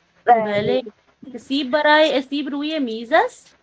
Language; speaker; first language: Persian; non-native, learner; Urdu